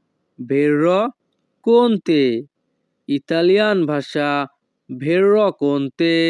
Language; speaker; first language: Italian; non-native, fluent; Bangla